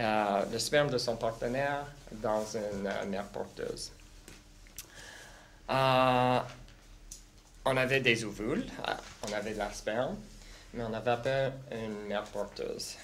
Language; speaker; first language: French; non-native, local second language; English